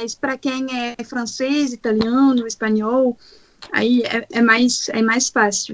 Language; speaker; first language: Portuguese; non-native, fluent; French